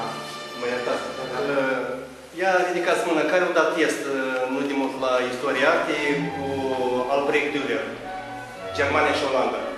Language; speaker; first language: Romanian; native; Romanian